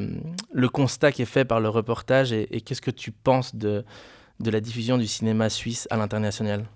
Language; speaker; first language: French; native; French